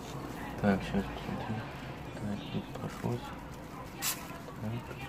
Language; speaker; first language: Russian; native; Russian